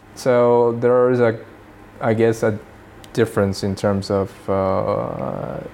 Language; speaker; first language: English; early bilingual, other home language; Swedish